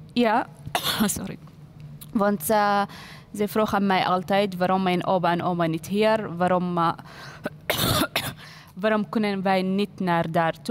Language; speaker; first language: Dutch; non-native, learner; Arabic